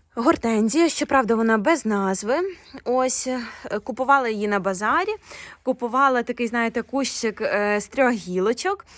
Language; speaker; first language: Ukrainian; non-native, local second language; Russian